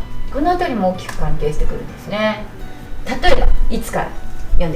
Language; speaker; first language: Japanese; native; Japanese